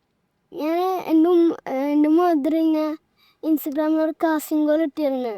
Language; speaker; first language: Malayalam; early bilingual, heritage; Malayalam